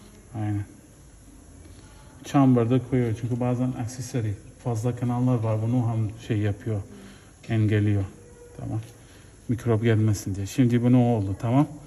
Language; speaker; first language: Turkish; non-native, fluent; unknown